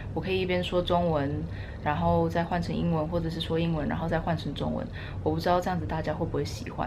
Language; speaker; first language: Chinese; early bilingual, heritage; Chinese